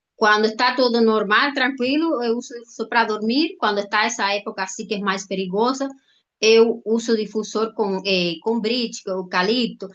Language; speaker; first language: Portuguese; non-native, fluent; Spanish